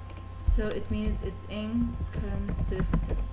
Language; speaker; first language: English; non-native, fluent; Arabic